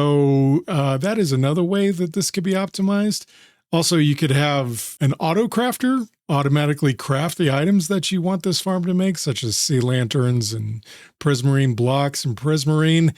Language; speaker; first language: English; native; English